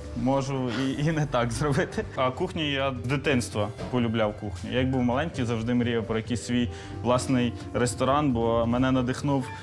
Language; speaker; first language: Ukrainian; native; Ukrainian